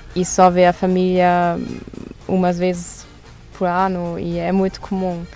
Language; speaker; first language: Portuguese; non-native, fluent; German